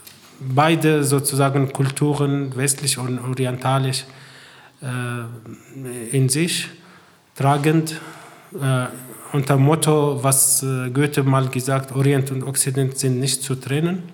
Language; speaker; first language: German; non-native, fluent; Arabic